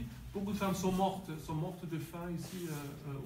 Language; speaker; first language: French; non-native, learner; German